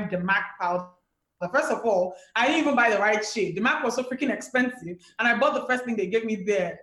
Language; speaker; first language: English; non-native, local second language; Igbo